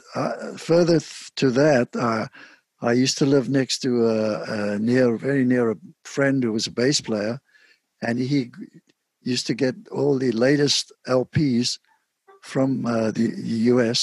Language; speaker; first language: English; native; English